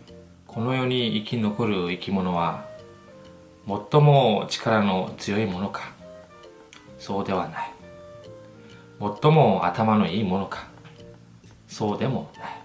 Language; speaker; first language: Japanese; non-native, fluent; Korean